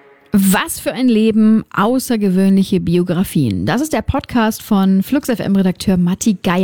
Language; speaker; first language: German; native; German